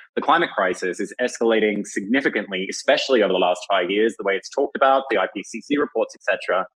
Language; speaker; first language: English; native; English